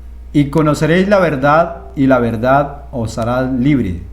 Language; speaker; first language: Spanish; native; Spanish